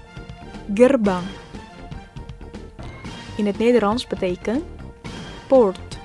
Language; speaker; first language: Dutch; non-native, learner; Indonesian